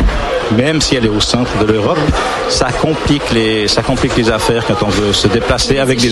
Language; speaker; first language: French; native; French